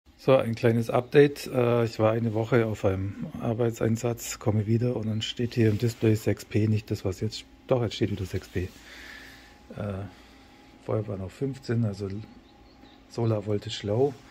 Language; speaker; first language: German; native; German